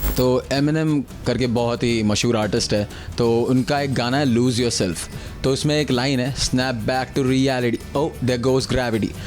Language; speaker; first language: Hindi; non-native, local second language; Tulu